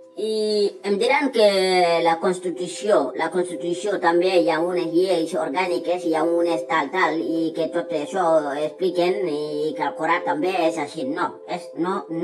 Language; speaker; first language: Catalan; non-native, fluent; Fula